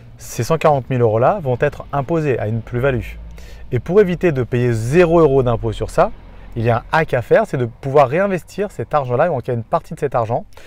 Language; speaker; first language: French; native; French